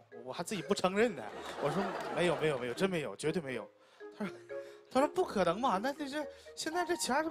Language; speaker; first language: Chinese; native; Chinese